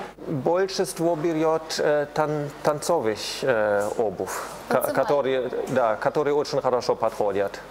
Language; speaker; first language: Russian; non-native, learner; German